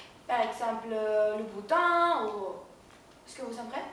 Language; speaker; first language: French; non-native, learner; Spanish